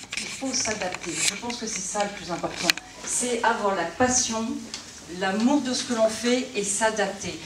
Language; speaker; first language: French; native; French